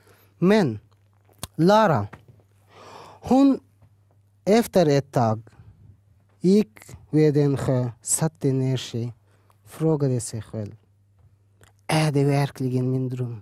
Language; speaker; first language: Swedish; early bilingual, other home language; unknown